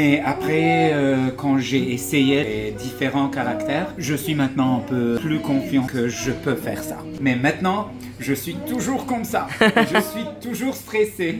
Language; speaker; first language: French; non-native, fluent; Arabic